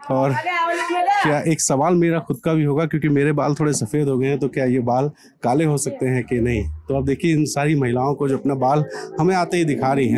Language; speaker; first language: Hindi; native; Hindi